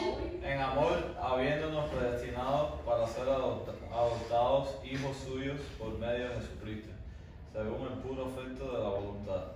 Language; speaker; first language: Spanish; early bilingual, heritage; Spanish